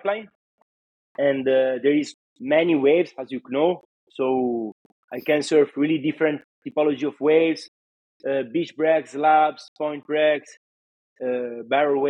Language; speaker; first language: English; non-native, fluent; Italian